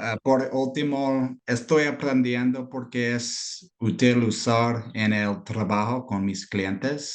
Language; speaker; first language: Spanish; non-native, learner; English